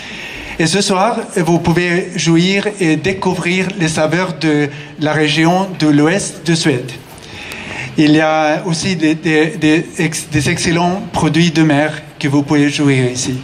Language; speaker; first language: French; non-native, fluent; Swedish